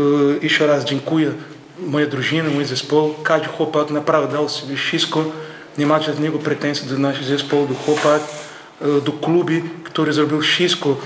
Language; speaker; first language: Polish; non-native, learner; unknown